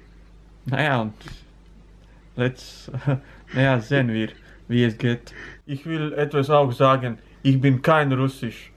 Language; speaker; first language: German; non-native, learner; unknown